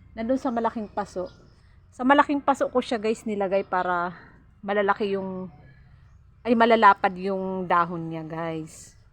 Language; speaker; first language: Filipino; non-native, local second language; Waray